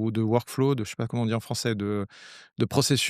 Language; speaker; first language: French; native; French